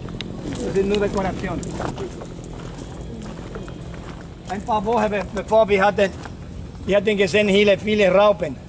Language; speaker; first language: German; non-native, learner; Spanish